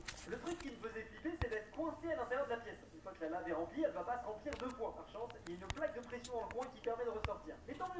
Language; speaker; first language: French; native; French